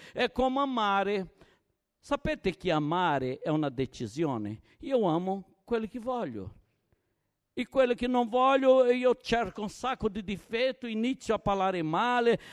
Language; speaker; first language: Italian; non-native, fluent; Portuguese